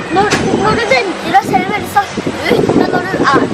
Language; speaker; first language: Norwegian; early bilingual, other home language; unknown